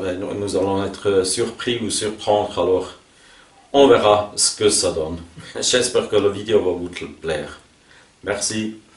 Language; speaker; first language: French; non-native, local second language; German